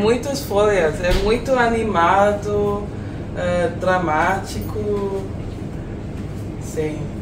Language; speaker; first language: Portuguese; non-native, learner; English